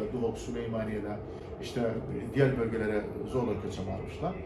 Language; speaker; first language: Turkish; early bilingual, heritage; Turkish